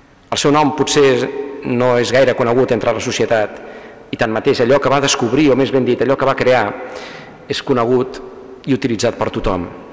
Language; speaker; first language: Catalan; native; Catalan